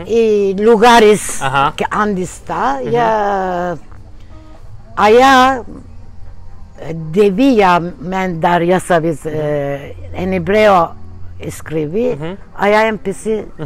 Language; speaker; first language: Spanish; early bilingual, heritage; Turkish